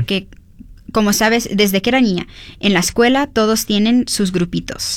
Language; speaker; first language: Spanish; early bilingual, heritage; Spanish